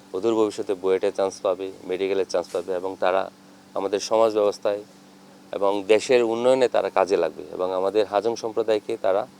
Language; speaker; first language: Bangla; non-native, local second language; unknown